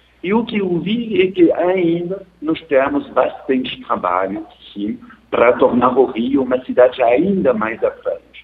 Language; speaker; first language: Portuguese; non-native, fluent; French